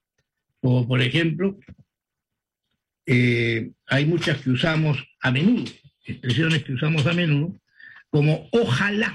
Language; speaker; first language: Spanish; native; Spanish